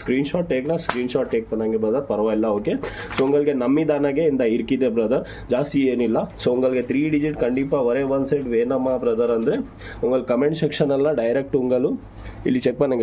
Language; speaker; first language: Tamil; non-native, learner; Kannada